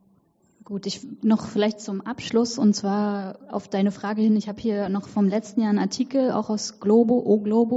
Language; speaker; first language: German; native; German